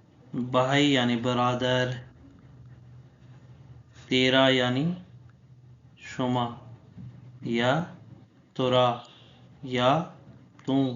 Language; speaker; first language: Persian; non-native, fluent; Urdu